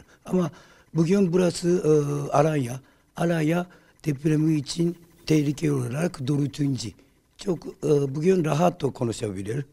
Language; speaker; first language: Turkish; non-native, learner; Japanese